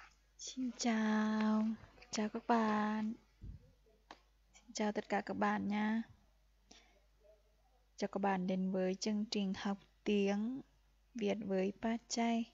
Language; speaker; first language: Vietnamese; non-native, fluent; Lao